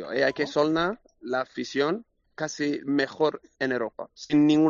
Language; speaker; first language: Spanish; non-native, learner; Swedish